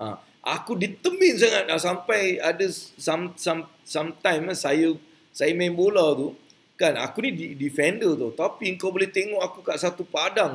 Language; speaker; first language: Malay; native; Malay